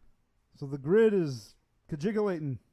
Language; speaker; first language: English; native; English